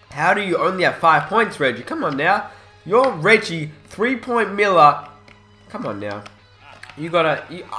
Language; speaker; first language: English; native; English